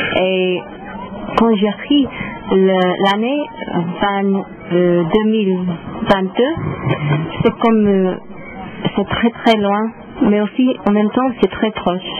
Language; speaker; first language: French; non-native, learner; English